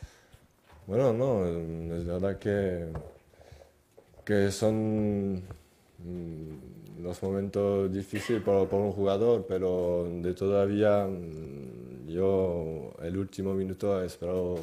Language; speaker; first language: Spanish; non-native, fluent; French